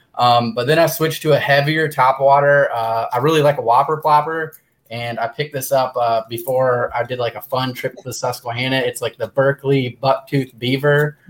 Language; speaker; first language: English; native; English